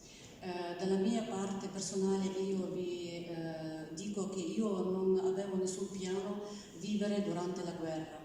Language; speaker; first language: Italian; non-native, learner; Ukrainian